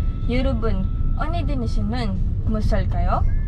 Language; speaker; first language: Korean; non-native, learner; Filipino